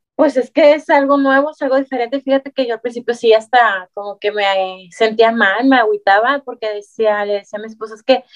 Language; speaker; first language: Spanish; native; Spanish